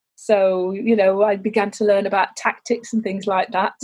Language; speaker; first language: English; native; English